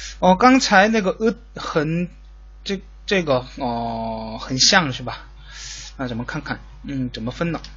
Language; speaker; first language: Chinese; non-native, fluent; Korean